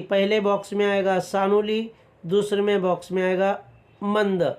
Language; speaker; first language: Hindi; non-native, local second language; Marathi